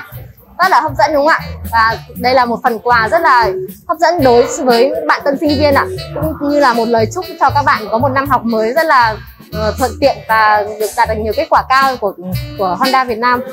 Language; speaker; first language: Vietnamese; native; Vietnamese